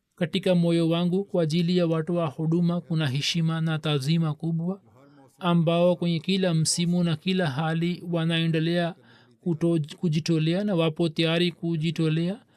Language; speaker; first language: Swahili; native; Swahili